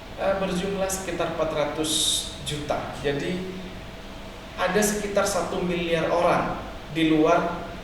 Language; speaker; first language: Indonesian; native; Indonesian